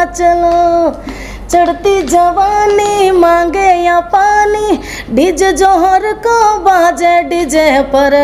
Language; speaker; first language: Hindi; native; Hindi